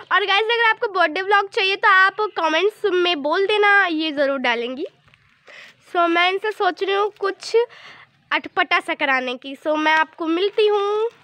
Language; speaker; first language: Hindi; native; Hindi